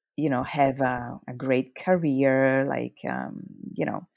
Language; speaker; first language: English; non-native, fluent; Italian